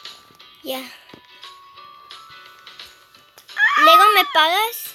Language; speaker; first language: Spanish; early bilingual, heritage; Spanish